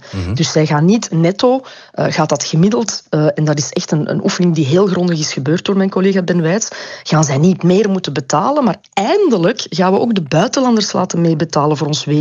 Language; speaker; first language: Dutch; native; Dutch